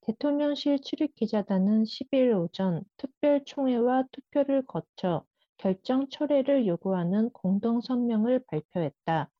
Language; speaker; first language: Korean; early bilingual, heritage; Korean